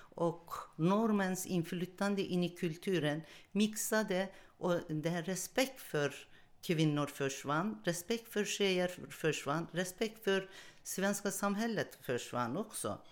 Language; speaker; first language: Swedish; non-native, learner; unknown